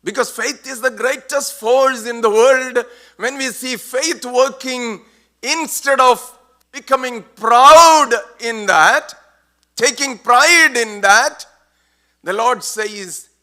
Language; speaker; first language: English; non-native, local second language; Malayalam